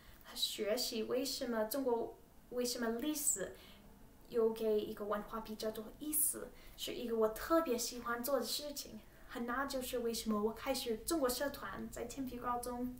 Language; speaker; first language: Chinese; non-native, learner; English